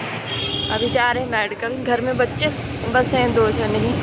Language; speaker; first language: Hindi; native; Hindi